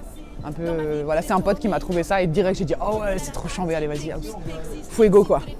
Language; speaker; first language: French; native; French